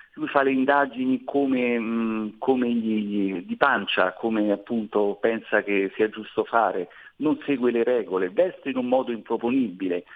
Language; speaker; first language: Italian; native; Italian